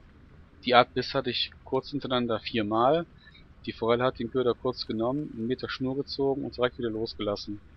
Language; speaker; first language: German; native; German